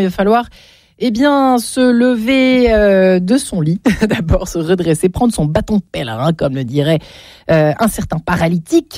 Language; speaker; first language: French; native; French